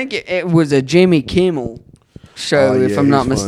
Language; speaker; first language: English; native; English